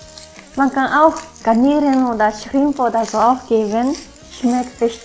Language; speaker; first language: German; non-native, learner; Japanese